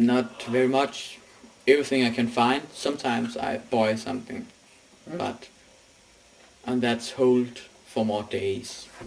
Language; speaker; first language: English; non-native, learner; Danish